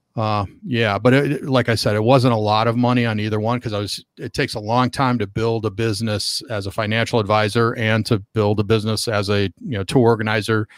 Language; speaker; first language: English; native; English